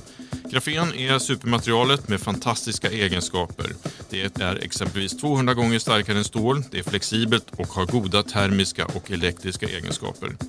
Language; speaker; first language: Swedish; native; Swedish